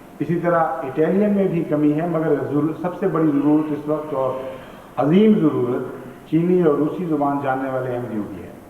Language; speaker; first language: Urdu; native; Urdu